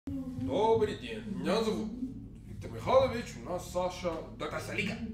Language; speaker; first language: Russian; non-native, learner; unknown